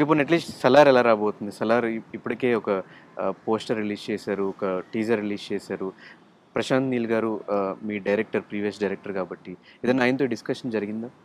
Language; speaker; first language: Telugu; native; Telugu